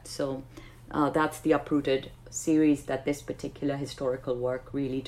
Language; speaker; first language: English; non-native, local second language; Urdu